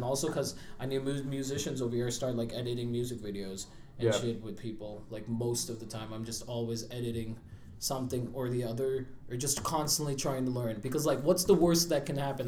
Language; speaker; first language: English; non-native, local second language; Marathi